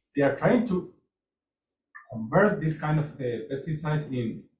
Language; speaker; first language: English; non-native, fluent; Spanish